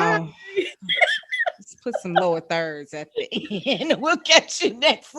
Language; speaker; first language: English; native; English